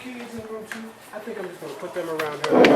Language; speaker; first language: English; native; English